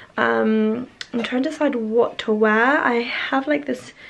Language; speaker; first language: English; native; English